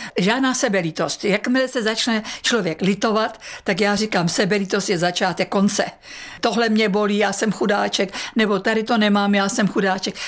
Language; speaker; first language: Czech; native; Czech